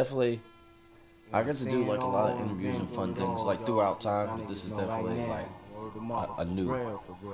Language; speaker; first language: English; native; English